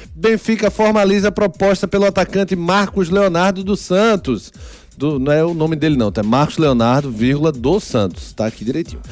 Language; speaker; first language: Portuguese; native; Portuguese